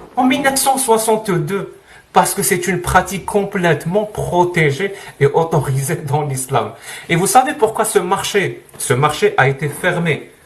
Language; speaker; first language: French; non-native, local second language; Arabic